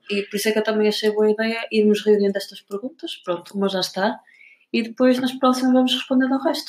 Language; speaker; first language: Portuguese; native; Portuguese